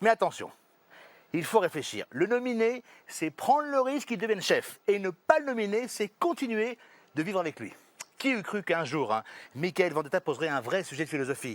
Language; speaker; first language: French; native; French